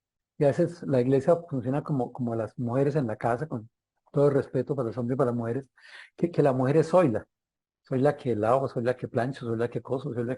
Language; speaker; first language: Spanish; native; Spanish